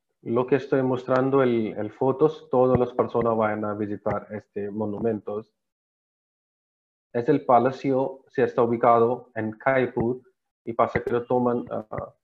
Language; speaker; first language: Spanish; non-native, learner; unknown